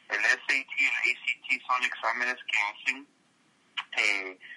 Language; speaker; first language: Spanish; early bilingual, heritage; Spanish